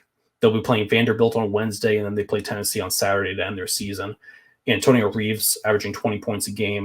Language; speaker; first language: English; native; English